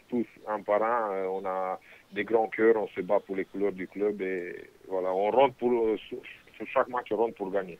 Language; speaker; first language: French; non-native, fluent; Romanian